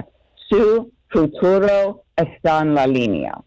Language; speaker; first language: Spanish; non-native, learner; English